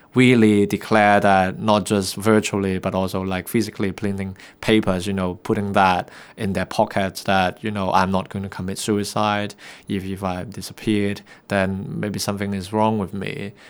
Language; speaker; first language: English; non-native, local second language; Cantonese